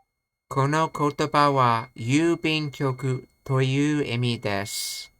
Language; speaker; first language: Japanese; non-native, learner; English